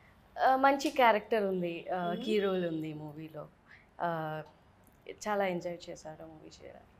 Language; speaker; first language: Telugu; non-native, learner; Kannada